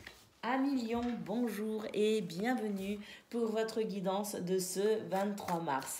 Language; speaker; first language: French; native; French